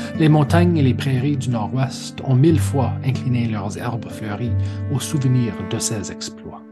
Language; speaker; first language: French; native; French